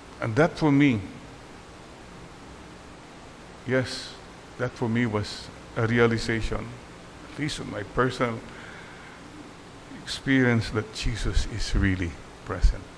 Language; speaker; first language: English; non-native, local second language; Filipino